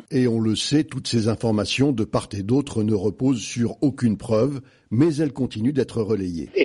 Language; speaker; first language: French; native; French